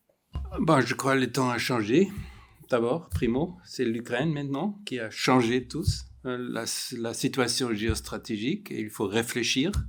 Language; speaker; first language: French; non-native, fluent; German